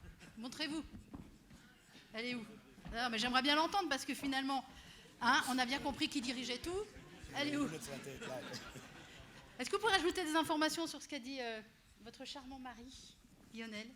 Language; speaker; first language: French; native; French